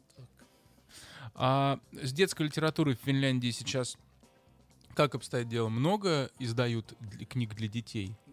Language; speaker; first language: Russian; native; Russian